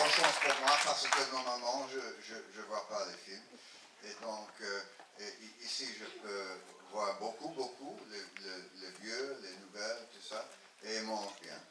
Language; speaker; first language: French; non-native, learner; English